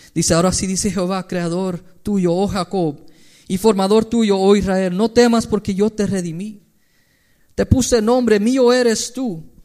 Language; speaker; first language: Spanish; early bilingual, heritage; Spanish